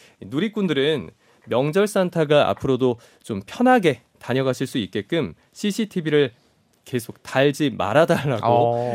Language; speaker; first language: Korean; native; Korean